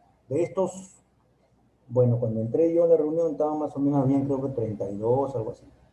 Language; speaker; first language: Spanish; native; Spanish